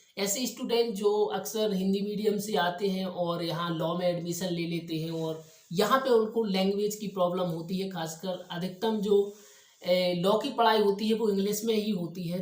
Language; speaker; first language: Hindi; native; Hindi